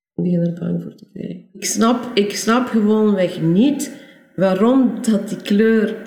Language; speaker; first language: Dutch; native; Dutch